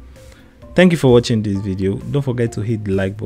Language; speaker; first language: English; native; English